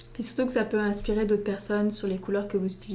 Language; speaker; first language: French; native; French